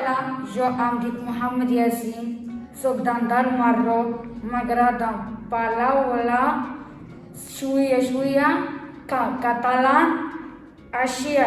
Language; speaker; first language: Catalan; non-native, learner; Arabic